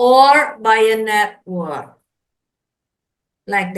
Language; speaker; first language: English; non-native, fluent; Indonesian